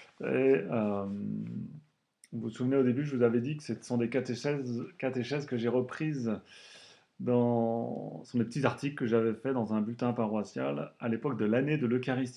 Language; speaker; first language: French; native; French